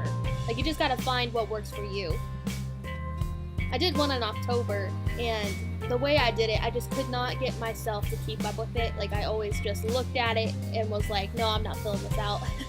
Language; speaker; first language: English; native; English